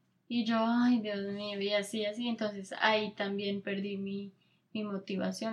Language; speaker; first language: Spanish; native; Spanish